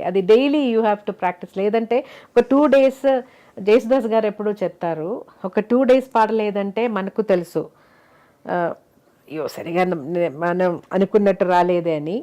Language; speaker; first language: Telugu; non-native, local second language; Malayalam